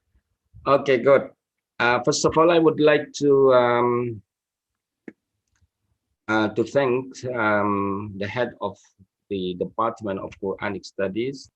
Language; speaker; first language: English; non-native, fluent; Indonesian